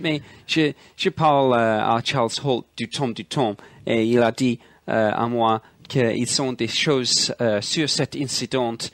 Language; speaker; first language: French; non-native, learner; English